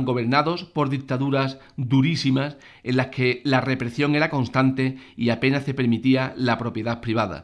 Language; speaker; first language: Spanish; native; Spanish